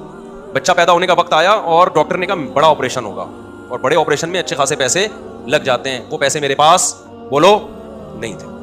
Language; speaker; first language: Urdu; native; Urdu